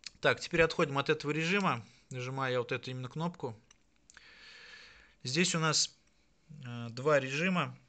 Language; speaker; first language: Russian; native; Russian